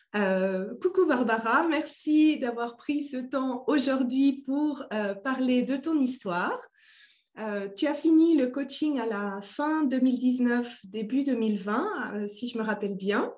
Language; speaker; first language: French; native; French